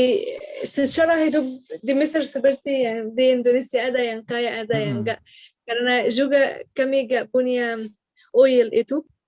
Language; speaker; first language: Indonesian; non-native, learner; Arabic